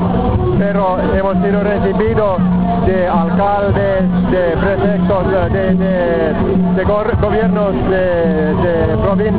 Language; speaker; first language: Spanish; non-native, fluent; Finnish